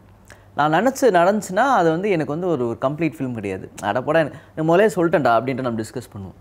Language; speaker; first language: Tamil; native; Tamil